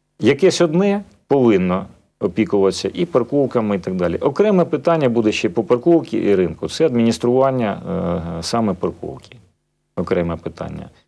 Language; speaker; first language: Ukrainian; native; Ukrainian